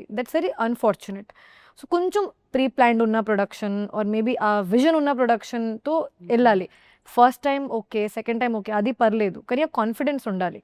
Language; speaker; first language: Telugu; non-native, fluent; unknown